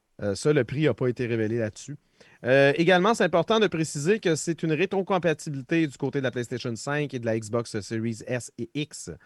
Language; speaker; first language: French; native; French